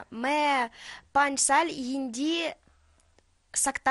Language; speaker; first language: Hindi; non-native, learner; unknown